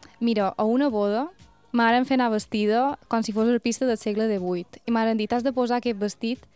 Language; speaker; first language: Catalan; native; Catalan